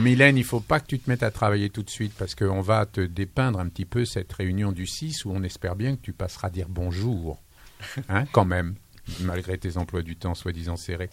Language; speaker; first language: French; native; French